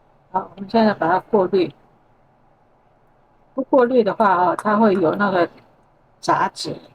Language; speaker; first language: Chinese; native; Chinese